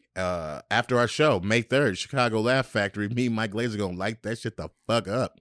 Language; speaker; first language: English; native; English